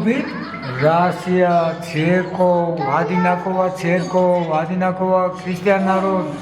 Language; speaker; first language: Russian; non-native, learner; Georgian